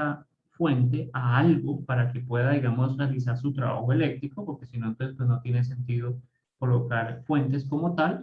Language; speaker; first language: Spanish; native; Spanish